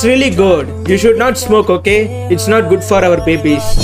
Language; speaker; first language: English; non-native, learner; Tamil